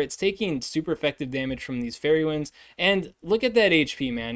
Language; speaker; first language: English; native; English